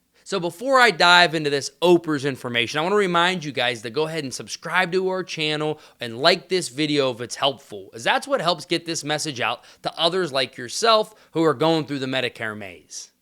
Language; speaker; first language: English; native; English